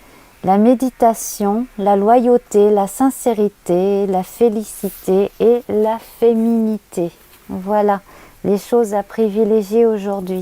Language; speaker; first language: French; native; French